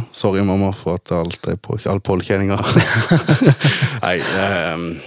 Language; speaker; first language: Norwegian; early bilingual, other home language; German